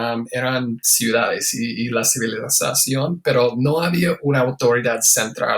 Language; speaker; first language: Spanish; non-native, fluent; English